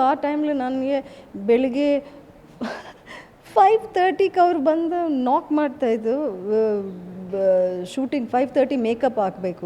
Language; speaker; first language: Kannada; early bilingual, heritage; English